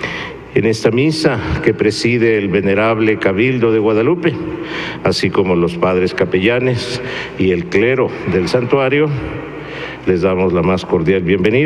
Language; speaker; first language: Spanish; native; Spanish